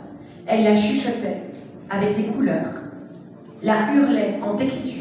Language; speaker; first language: French; native; French